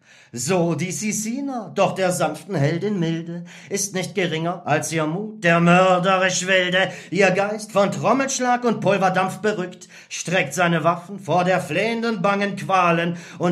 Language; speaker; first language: German; native; German